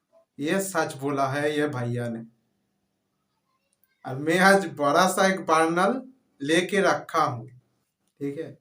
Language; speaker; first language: Hindi; non-native, local second language; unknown